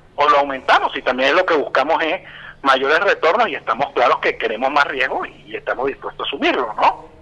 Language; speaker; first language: Spanish; native; Spanish